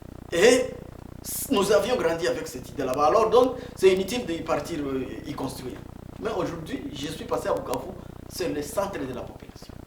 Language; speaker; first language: French; non-native, local second language; Swahili